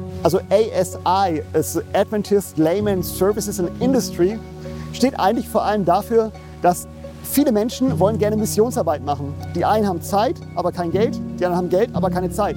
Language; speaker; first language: German; native; German